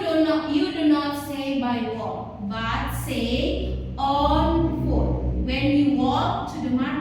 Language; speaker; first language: English; non-native, learner; Indonesian